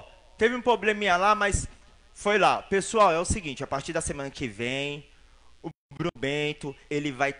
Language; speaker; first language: Portuguese; native; Portuguese